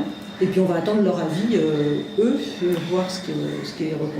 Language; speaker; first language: French; native; French